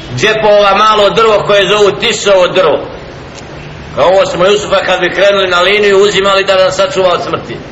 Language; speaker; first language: Bosnian; native; Bosnian